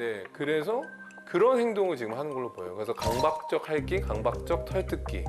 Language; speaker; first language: Korean; native; Korean